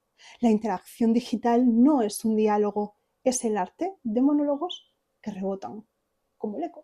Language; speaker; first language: Spanish; native; Spanish